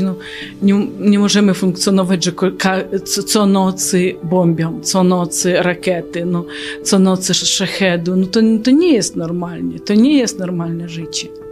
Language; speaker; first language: Polish; non-native, fluent; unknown